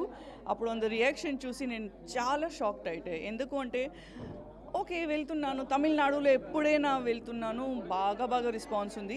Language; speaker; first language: Telugu; non-native, learner; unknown